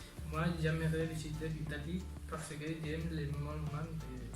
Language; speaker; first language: French; non-native, learner; Spanish